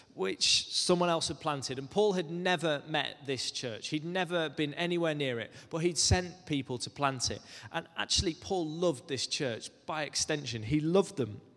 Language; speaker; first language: English; native; English